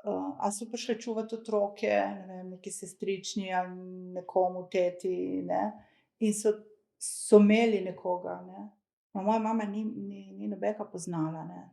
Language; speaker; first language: Slovenian; early bilingual, other home language; Croatian